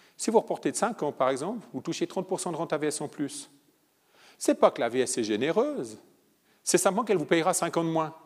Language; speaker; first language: French; early bilingual, other home language; Italian